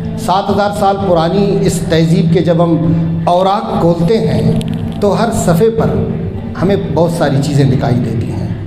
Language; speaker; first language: Urdu; non-native, local second language; Baluchi